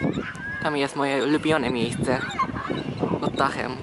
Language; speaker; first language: Polish; non-native, fluent; Japanese